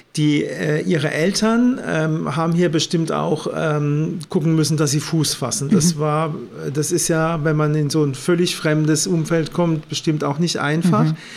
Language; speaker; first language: German; native; German